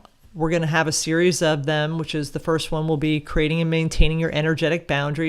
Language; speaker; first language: English; native; English